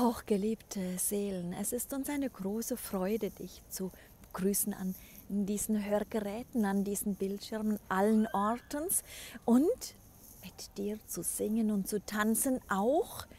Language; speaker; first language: German; native; German